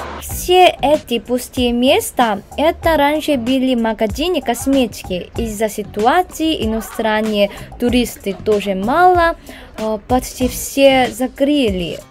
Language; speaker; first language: Russian; non-native, learner; Korean